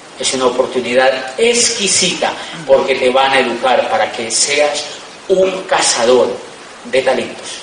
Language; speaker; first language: Spanish; native; Spanish